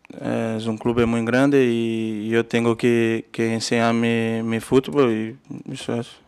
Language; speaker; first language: Spanish; non-native, learner; Portuguese